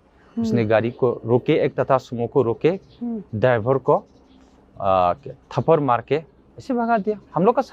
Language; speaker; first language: Hindi; non-native, local second language; Manipuri